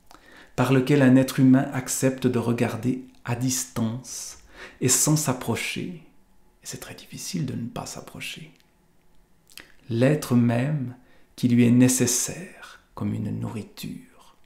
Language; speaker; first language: French; native; French